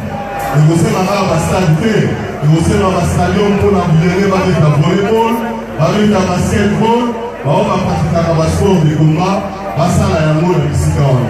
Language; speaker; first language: French; non-native, local second language; Lingala